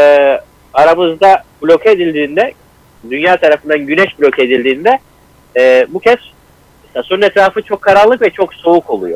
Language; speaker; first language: Turkish; native; Turkish